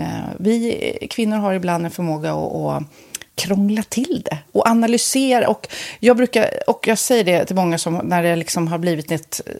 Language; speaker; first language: Swedish; native; Swedish